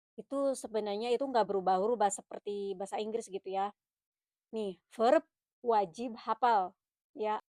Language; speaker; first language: Indonesian; native; Indonesian